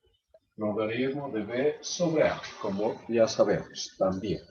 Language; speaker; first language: Spanish; native; Spanish